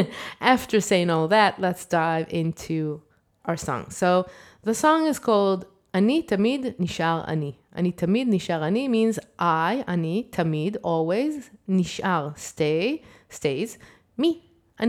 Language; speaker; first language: English; non-native, fluent; Hebrew